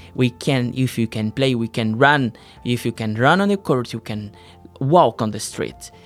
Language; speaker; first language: English; non-native, learner; Portuguese